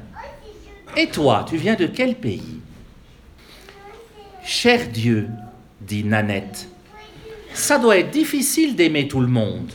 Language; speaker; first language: French; native; French